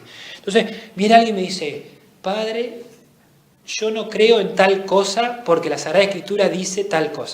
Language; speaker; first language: Spanish; native; Spanish